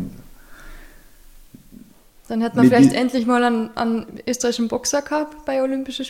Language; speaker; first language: German; native; German